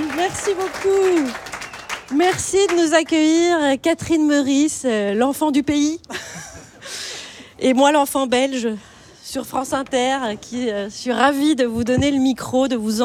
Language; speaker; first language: French; native; French